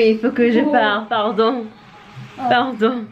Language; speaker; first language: French; non-native, learner; English